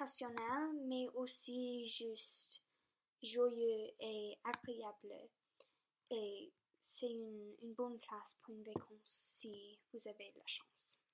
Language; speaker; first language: French; non-native, local second language; English